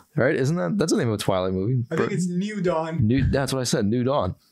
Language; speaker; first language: English; native; English